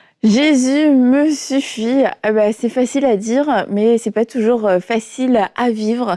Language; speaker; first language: French; native; French